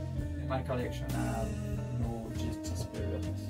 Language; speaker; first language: English; non-native, learner; French